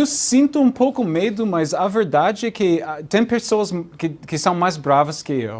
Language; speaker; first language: Portuguese; non-native, learner; English